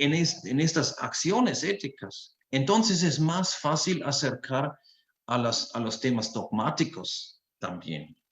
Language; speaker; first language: Spanish; non-native, fluent; German